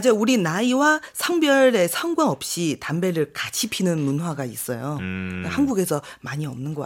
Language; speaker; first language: Korean; non-native, fluent; Chinese